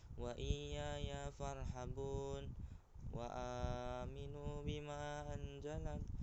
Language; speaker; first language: Arabic; non-native, learner; Indonesian